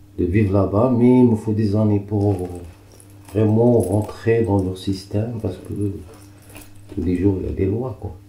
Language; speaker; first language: French; non-native, local second language; Arabic